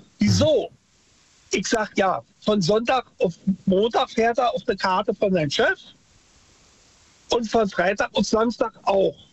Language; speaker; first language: German; native; German